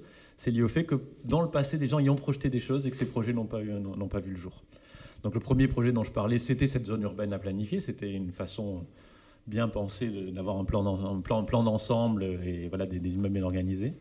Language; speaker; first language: French; native; French